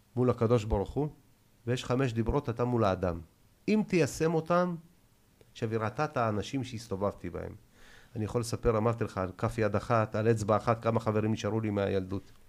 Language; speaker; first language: Hebrew; early bilingual, other home language; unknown